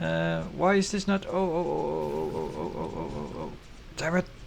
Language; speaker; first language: English; native; English